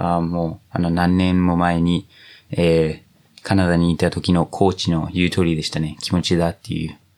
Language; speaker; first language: Japanese; non-native, fluent; English